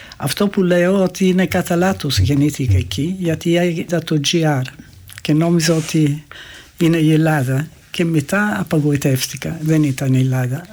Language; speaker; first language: Greek; non-native, fluent; Italian